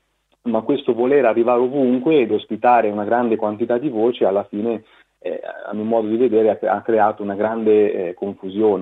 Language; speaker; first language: Italian; native; Italian